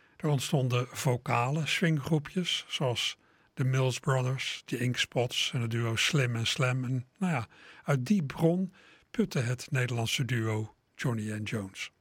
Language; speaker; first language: Dutch; native; Dutch